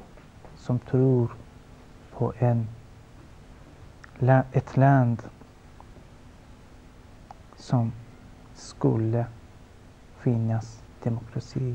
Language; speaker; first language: Swedish; non-native, fluent; Persian